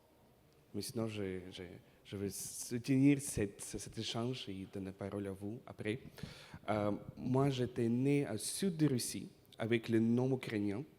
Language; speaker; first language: French; non-native, fluent; Russian